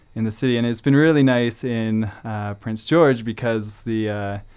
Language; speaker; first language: English; native; English